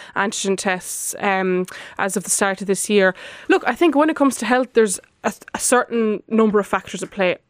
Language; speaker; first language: English; non-native, fluent; Lithuanian